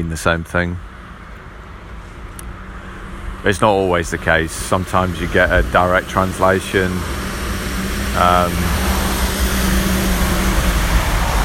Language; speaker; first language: English; native; English